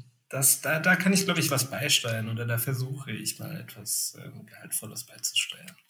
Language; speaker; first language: German; native; German